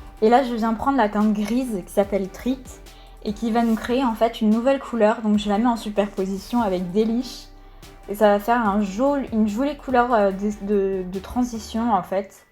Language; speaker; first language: French; native; French